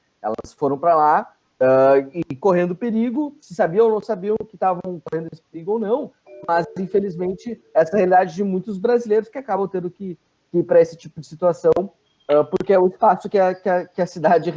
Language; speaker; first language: Portuguese; native; Portuguese